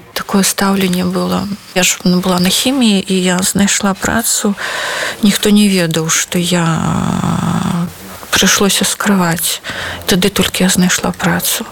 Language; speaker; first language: Belarusian; non-native, local second language; Russian